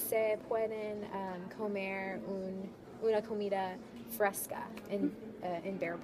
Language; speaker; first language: Spanish; non-native, learner; English